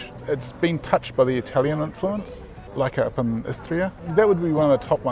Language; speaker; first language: English; native; English